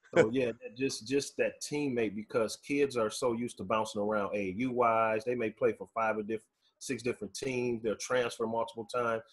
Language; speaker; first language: English; native; English